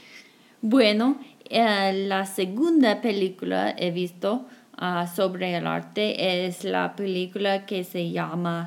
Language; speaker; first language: Spanish; non-native, fluent; English